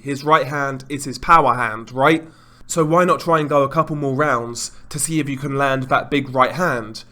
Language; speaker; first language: English; native; English